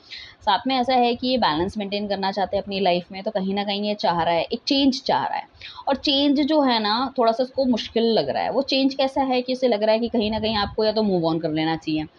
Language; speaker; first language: Hindi; native; Hindi